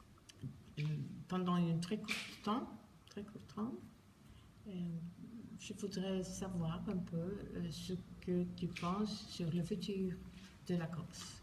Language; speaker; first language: French; non-native, fluent; Swedish